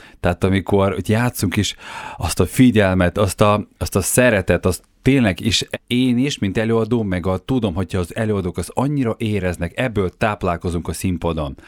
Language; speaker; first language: Hungarian; non-native, fluent; Ukrainian